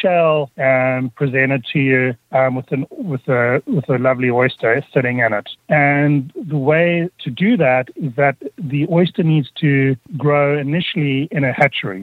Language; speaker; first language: English; native; English